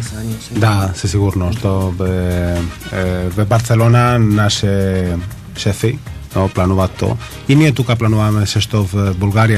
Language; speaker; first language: Bulgarian; non-native, learner; Spanish